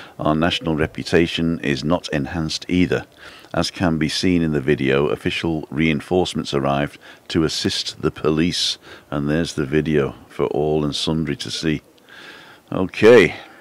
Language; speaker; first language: English; native; English